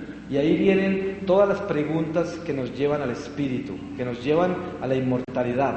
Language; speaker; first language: Spanish; native; Spanish